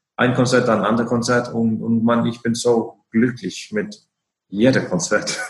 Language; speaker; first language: German; non-native, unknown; Icelandic